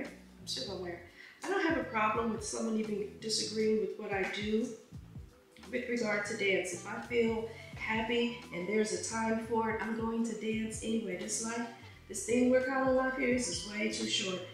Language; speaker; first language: English; native; English